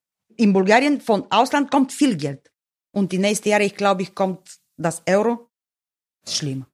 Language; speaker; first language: German; non-native, learner; Bulgarian